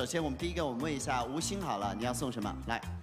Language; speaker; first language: Chinese; native; Chinese